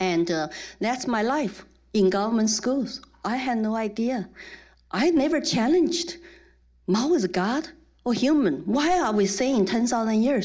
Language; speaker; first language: English; non-native, fluent; Chinese